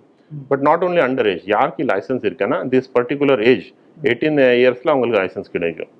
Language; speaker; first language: Tamil; non-native, fluent; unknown